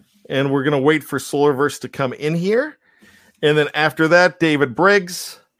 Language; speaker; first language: English; native; English